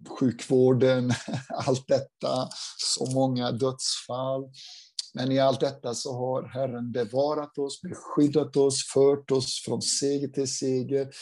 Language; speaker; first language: Swedish; non-native, fluent; Portuguese